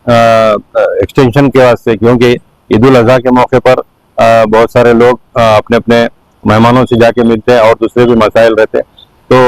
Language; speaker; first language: Urdu; native; Urdu